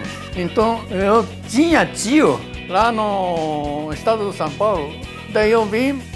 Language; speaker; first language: Portuguese; non-native, learner; Japanese